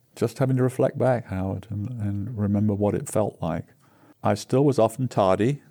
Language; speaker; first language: English; native; English